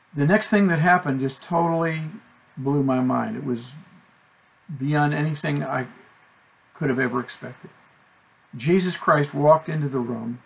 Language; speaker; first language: English; native; English